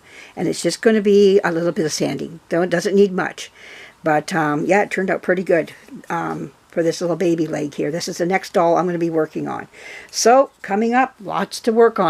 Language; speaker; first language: English; native; English